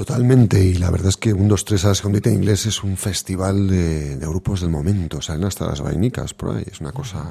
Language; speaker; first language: Spanish; native; Spanish